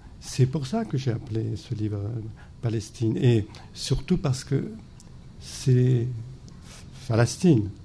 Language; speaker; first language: French; early bilingual, other home language; Arabic